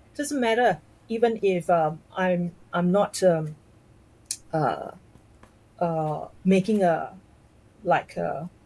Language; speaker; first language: English; non-native, local second language; Chinese